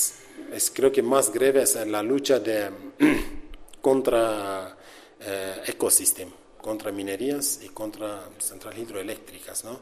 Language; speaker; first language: Spanish; non-native, learner; Kurdish